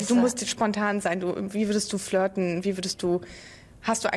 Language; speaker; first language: German; native; German